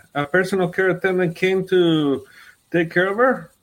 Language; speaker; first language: English; non-native, fluent; Spanish